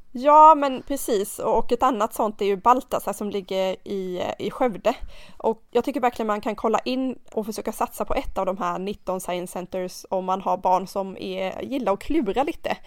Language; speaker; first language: Swedish; native; Swedish